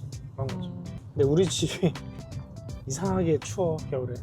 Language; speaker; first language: Korean; native; Korean